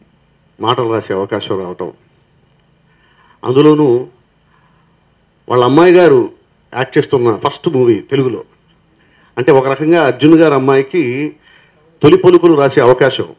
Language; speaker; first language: Telugu; native; Telugu